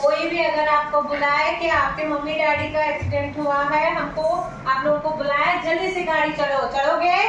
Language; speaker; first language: Hindi; non-native, local second language; Marathi